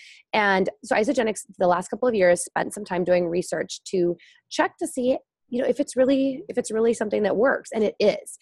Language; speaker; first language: English; native; English